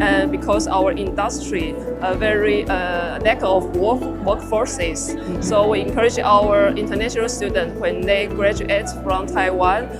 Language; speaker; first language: English; non-native, learner; Chinese